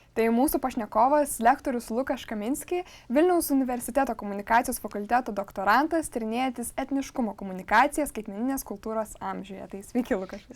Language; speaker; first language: Lithuanian; native; Lithuanian